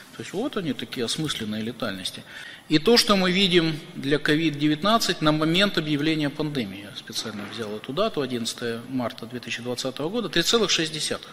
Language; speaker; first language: Russian; native; Russian